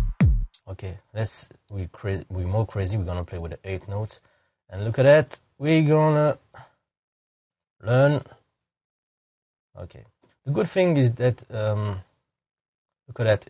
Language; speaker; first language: English; non-native, fluent; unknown